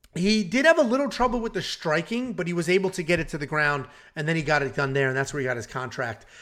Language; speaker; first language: English; native; English